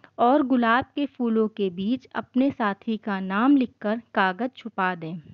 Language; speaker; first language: Hindi; native; Hindi